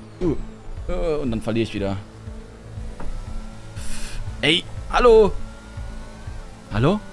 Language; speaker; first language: German; native; German